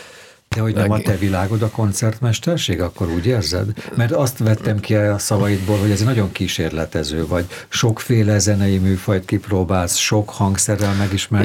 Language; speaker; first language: Hungarian; native; Hungarian